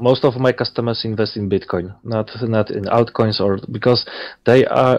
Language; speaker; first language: English; non-native, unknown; Polish